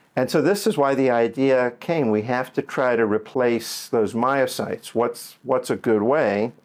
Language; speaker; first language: English; native; English